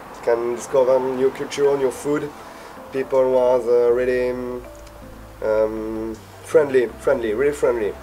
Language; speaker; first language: English; non-native, learner; French